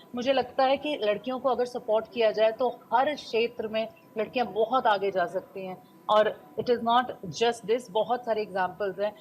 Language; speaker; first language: Hindi; non-native, local second language; Bhojpuri